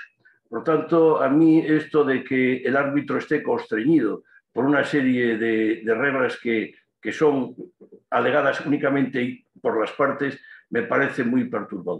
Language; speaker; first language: Spanish; native; Spanish